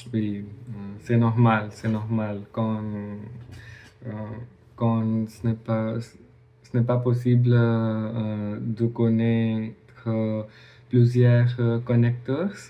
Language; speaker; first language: French; non-native, learner; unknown